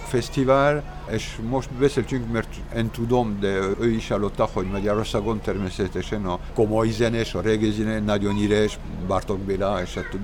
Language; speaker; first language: Hungarian; non-native, learner; French